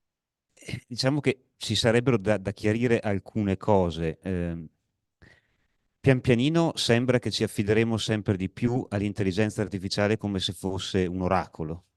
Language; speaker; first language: Italian; native; Italian